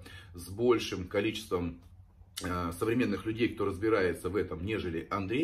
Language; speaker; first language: Russian; native; Russian